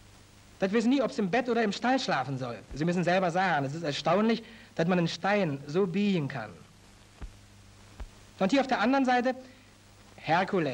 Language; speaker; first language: German; native; German